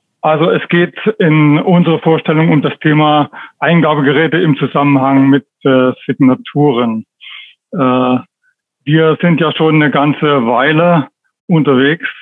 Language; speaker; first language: German; native; German